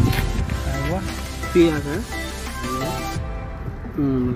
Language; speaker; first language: Arabic; non-native, learner; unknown